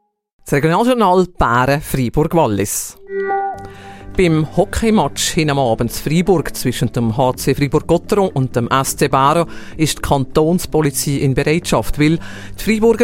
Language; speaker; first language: German; native; German